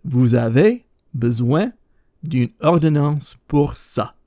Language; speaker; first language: French; non-native, fluent; English